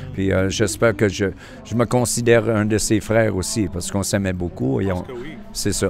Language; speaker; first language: French; native; French